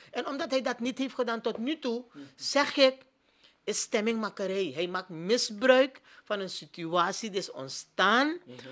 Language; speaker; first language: Dutch; native; Dutch